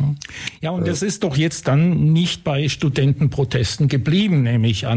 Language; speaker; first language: German; native; German